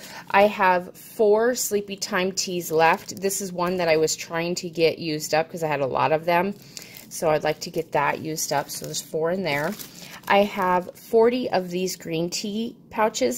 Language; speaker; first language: English; native; English